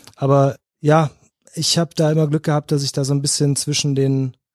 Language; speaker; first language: German; native; German